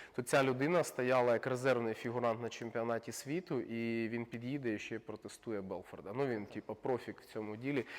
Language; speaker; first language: Ukrainian; non-native, local second language; Russian